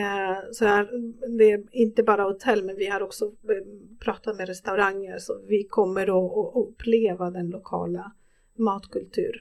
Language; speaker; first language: Swedish; non-native, fluent; Spanish